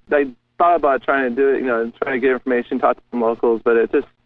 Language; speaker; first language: English; native; English